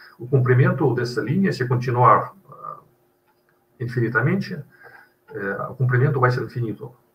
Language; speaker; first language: Portuguese; non-native, fluent; Russian